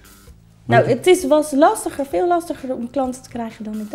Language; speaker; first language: Dutch; native; Dutch